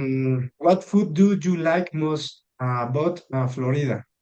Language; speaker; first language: English; non-native, learner; Spanish